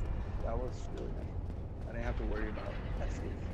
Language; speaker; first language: English; native; English